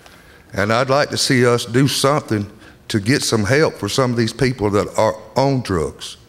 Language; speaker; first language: English; native; English